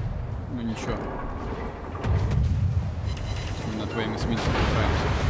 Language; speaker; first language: Russian; native; Russian